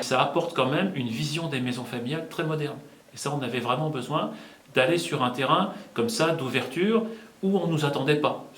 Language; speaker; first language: French; native; French